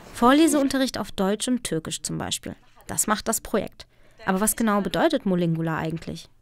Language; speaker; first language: German; native; German